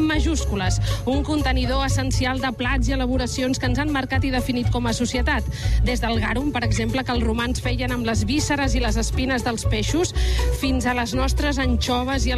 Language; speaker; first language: Catalan; native; Catalan